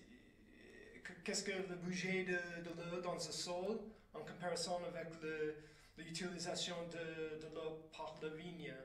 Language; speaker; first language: French; non-native, fluent; English